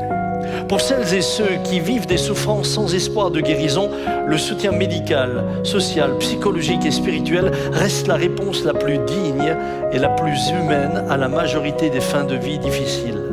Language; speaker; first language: French; native; French